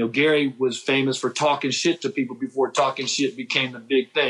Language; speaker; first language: English; native; English